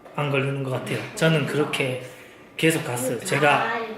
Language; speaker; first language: Korean; native; Korean